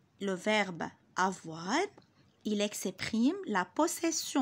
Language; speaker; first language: French; non-native, local second language; Arabic